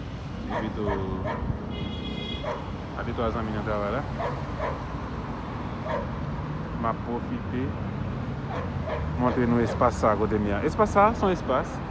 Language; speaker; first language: French; non-native, local second language; Haitian Creole